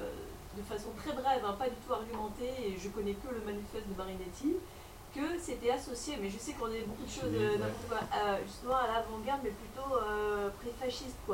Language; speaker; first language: French; native; French